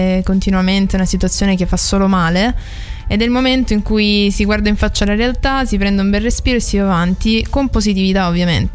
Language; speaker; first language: Italian; native; Italian